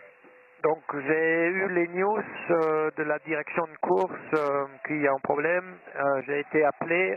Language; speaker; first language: French; non-native, fluent; German